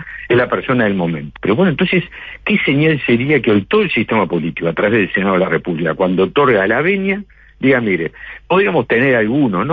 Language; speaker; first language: Spanish; native; Spanish